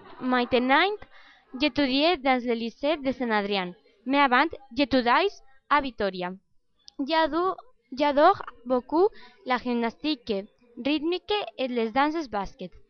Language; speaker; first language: French; non-native, learner; Spanish